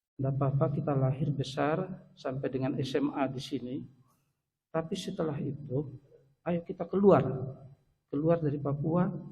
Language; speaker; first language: Indonesian; native; Indonesian